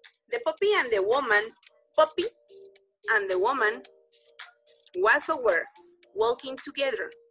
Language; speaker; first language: English; non-native, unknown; Spanish